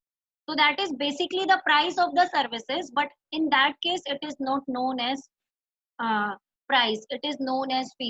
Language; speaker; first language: English; non-native, local second language; Hindi